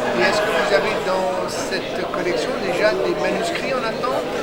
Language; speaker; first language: French; native; French